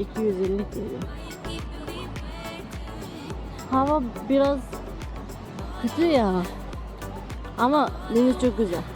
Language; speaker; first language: Turkish; non-native, learner; Arabic